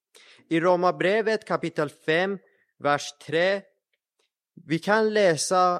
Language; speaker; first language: Swedish; non-native, fluent; Persian